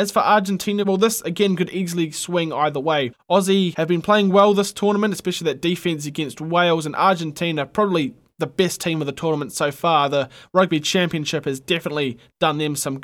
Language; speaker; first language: English; native; English